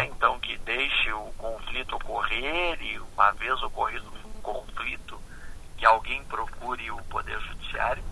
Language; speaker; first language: Portuguese; native; Portuguese